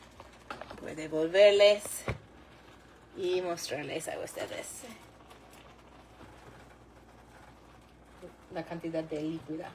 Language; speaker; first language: Spanish; non-native, learner; English